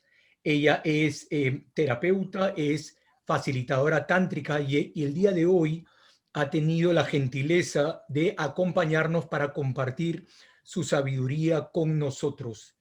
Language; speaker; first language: Spanish; native; Spanish